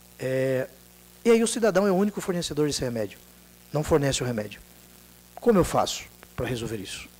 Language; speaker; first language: Portuguese; native; Portuguese